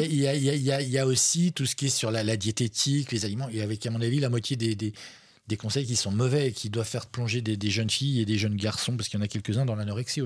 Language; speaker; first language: French; native; French